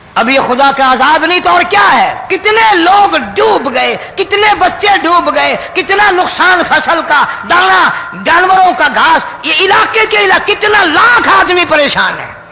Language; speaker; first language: Urdu; non-native, local second language; Saraiki